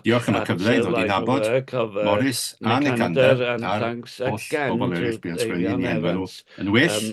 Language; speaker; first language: Welsh; native; Welsh